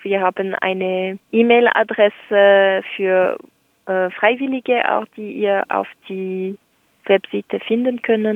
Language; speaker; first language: German; non-native, local second language; French